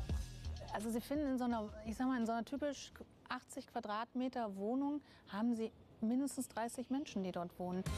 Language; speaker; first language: German; native; German